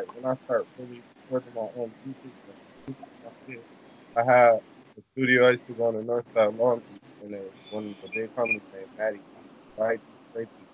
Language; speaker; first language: English; native; English